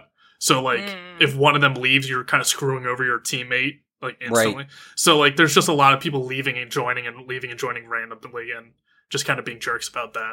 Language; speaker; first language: English; native; English